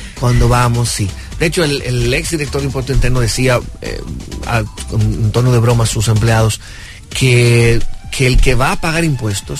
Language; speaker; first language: Spanish; native; Spanish